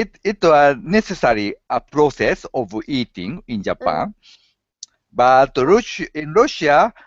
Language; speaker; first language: English; non-native, learner; Japanese